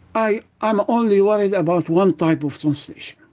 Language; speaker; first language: English; non-native, fluent; Arabic